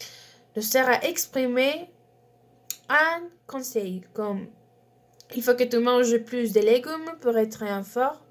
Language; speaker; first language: French; non-native, learner; Spanish